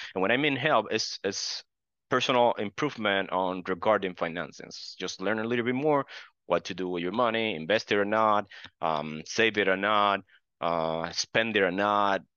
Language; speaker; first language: English; non-native, fluent; Spanish